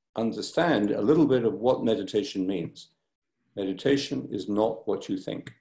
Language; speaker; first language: English; native; English